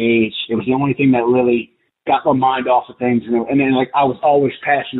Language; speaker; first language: English; native; English